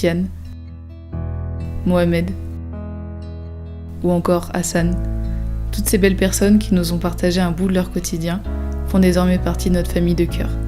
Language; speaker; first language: French; native; French